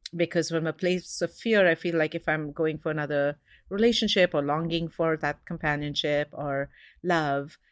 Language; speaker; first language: English; non-native, local second language; Hindi